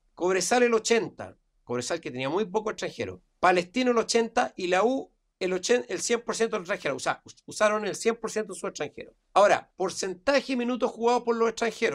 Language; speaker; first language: Spanish; native; Spanish